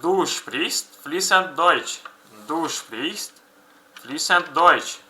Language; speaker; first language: German; non-native, fluent; Uzbek